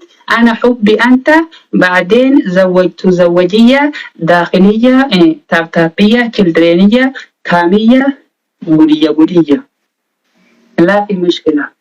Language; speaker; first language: Arabic; non-native, learner; Oromo